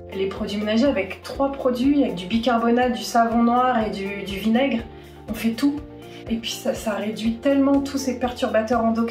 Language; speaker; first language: French; native; French